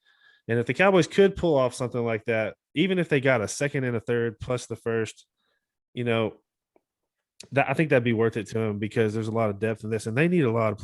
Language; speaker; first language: English; native; English